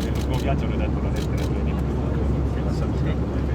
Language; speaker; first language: Italian; native; Italian